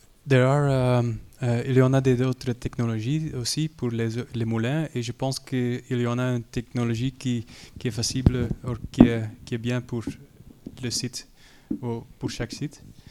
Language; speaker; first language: French; non-native, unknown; Dutch